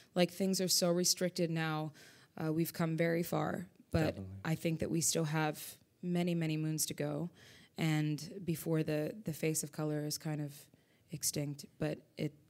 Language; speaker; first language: English; native; English